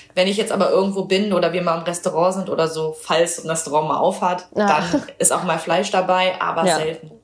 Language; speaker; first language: German; native; German